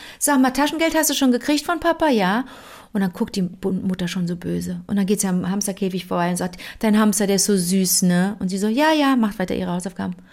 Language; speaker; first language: German; native; German